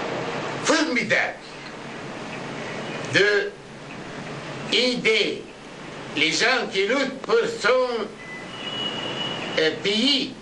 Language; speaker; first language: French; non-native, learner; Arabic